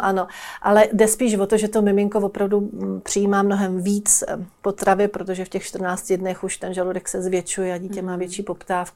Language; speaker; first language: Czech; native; Czech